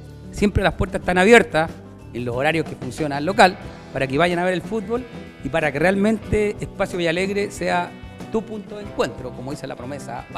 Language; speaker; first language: Spanish; native; Spanish